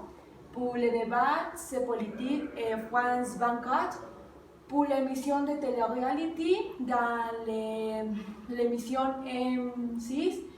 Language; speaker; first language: French; non-native, learner; Spanish